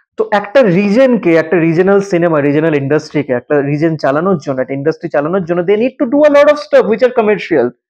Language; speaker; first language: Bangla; native; Bangla